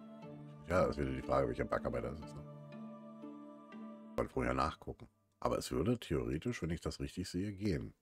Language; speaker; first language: German; native; German